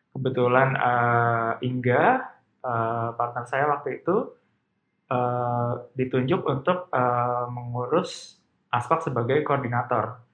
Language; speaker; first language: Indonesian; native; Indonesian